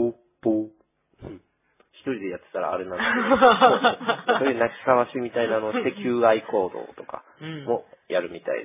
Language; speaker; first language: Japanese; native; Japanese